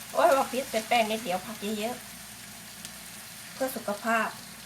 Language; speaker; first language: Thai; native; Thai